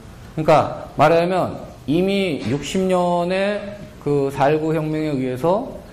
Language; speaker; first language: Korean; native; Korean